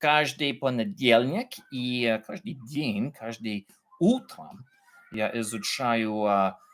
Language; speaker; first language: Russian; non-native, learner; English